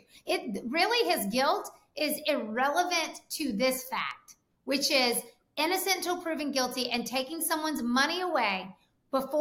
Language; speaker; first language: English; native; English